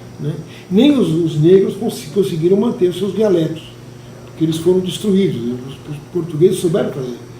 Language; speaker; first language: Portuguese; native; Portuguese